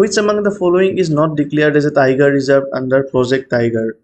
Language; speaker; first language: English; non-native, local second language; Assamese